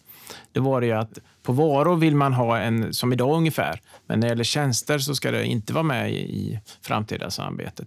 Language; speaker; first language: Swedish; native; Swedish